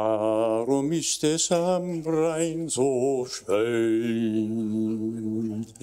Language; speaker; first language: German; non-native, learner; English